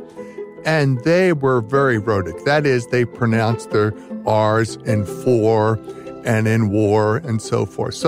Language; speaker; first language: English; native; English